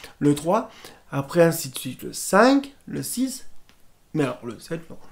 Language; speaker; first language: French; native; French